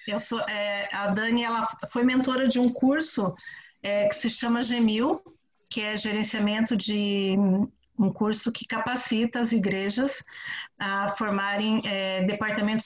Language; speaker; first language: Portuguese; native; Portuguese